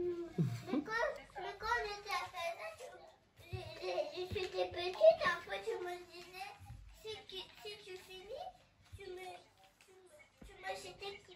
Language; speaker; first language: French; early bilingual, other home language; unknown